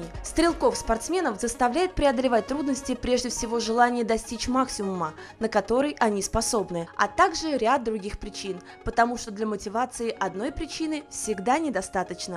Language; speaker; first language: Russian; native; Russian